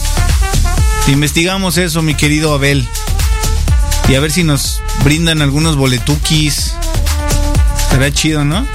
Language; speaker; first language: Spanish; native; Spanish